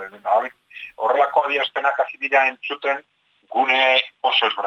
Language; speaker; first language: Basque; native; Basque